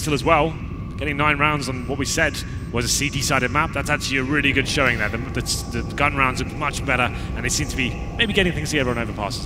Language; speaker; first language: English; native; English